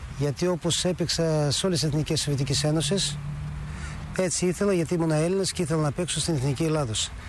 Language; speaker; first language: Greek; early bilingual, heritage; Greek